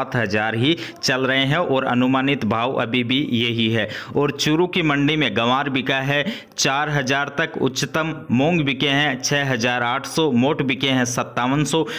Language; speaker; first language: Hindi; native; Hindi